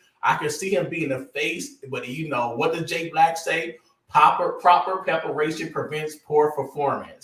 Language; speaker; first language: English; native; English